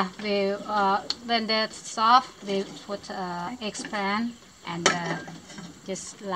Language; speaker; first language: English; non-native, learner; Thai